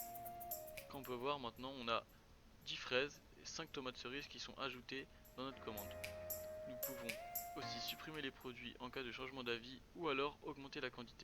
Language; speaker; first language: French; native; French